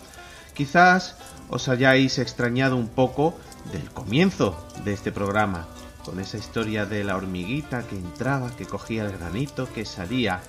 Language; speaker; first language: Spanish; native; Spanish